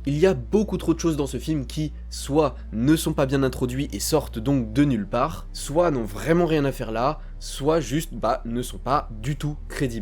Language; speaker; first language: French; native; French